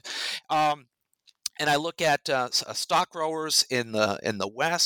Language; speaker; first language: English; native; English